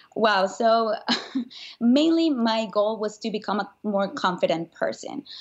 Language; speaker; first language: English; non-native, fluent; Spanish